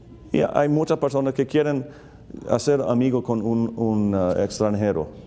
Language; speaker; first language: Spanish; non-native, fluent; English